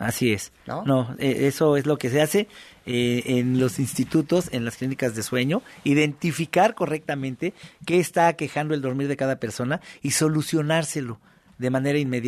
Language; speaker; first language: Spanish; native; Spanish